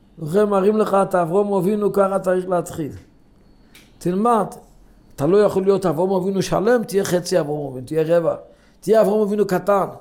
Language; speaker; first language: Hebrew; non-native, local second language; Yiddish